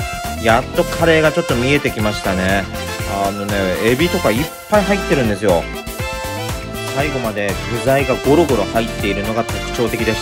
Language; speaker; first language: Japanese; native; Japanese